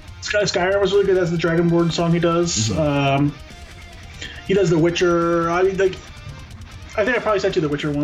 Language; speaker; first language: English; native; English